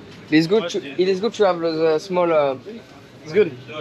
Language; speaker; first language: English; non-native, learner; French